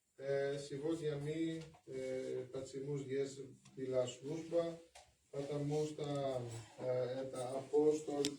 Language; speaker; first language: Russian; non-native, learner; Greek